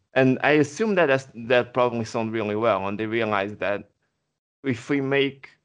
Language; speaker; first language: English; non-native, fluent; Portuguese